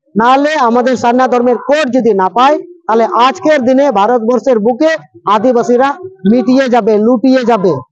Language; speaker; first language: Bangla; non-native, local second language; Santali